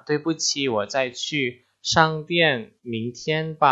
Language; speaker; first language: Chinese; non-native, fluent; Indonesian